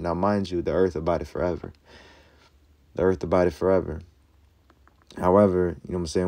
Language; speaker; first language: English; native; English